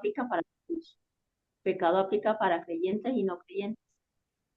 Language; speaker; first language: Spanish; native; Spanish